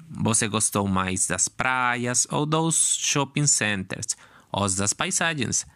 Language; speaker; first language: Portuguese; non-native, learner; Spanish